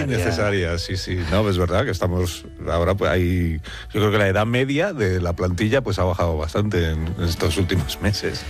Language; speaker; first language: Spanish; native; Spanish